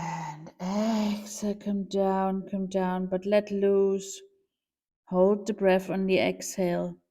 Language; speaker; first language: English; non-native, fluent; German